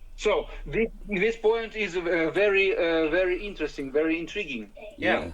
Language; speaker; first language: English; non-native, learner; Ukrainian